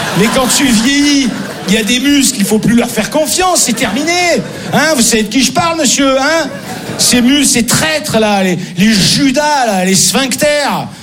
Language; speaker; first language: French; native; French